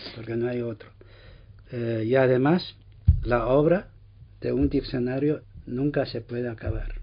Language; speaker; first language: Spanish; non-native, fluent; Chinese